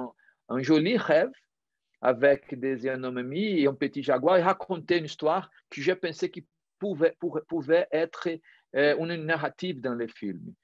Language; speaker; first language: French; non-native, fluent; Portuguese